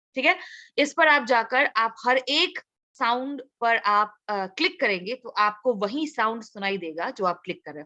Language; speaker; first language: Hindi; non-native, local second language; Assamese